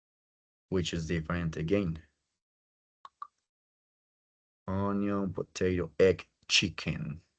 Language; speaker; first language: English; non-native, fluent; Spanish